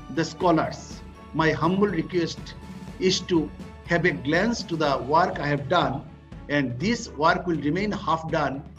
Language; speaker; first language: English; non-native, local second language; Bangla